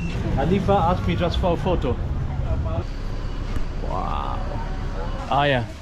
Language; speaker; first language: English; non-native, fluent; German